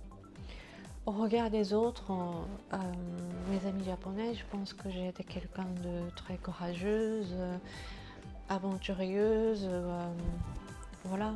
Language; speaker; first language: French; non-native, fluent; Japanese